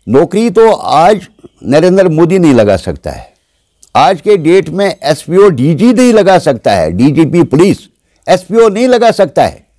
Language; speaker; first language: Hindi; non-native, local second language; Kashmiri